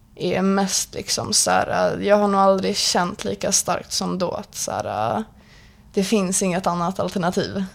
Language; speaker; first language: Swedish; native; Swedish